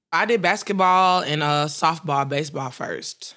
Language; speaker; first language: English; native; English